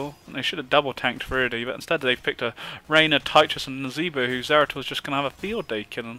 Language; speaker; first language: English; native; English